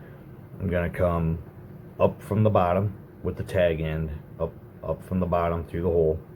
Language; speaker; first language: English; native; English